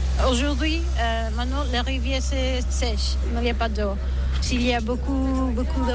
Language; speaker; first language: French; non-native, learner; Catalan